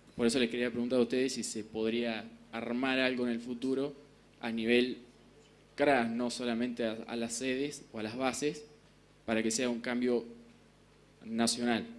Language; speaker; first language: Spanish; native; Spanish